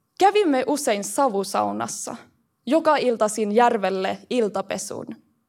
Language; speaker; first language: Finnish; early bilingual, heritage; Swedish